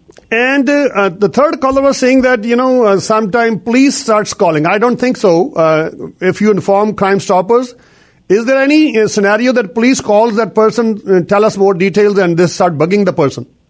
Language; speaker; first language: English; non-native, local second language; Punjabi